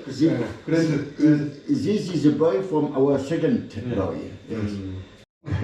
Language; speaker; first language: English; non-native, learner; French